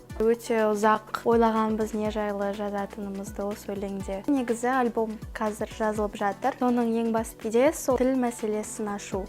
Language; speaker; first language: Kazakh; native; Kazakh